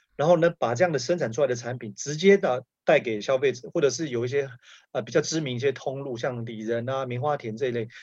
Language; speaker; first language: Chinese; native; Chinese